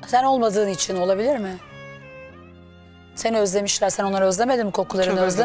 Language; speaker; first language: Turkish; native; Turkish